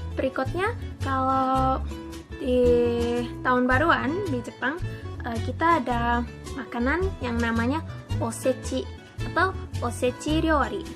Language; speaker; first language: Indonesian; early bilingual, heritage; Indonesian